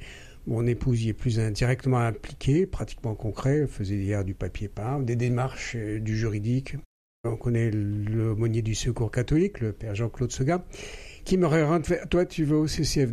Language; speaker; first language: French; native; French